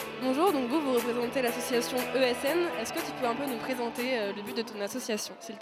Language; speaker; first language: French; native; French